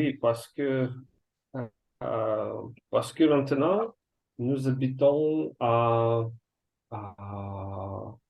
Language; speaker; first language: French; non-native, learner; Russian